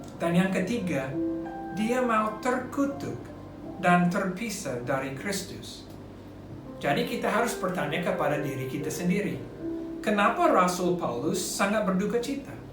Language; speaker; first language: Indonesian; non-native, fluent; English